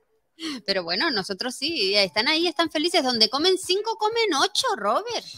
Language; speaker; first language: Spanish; native; Spanish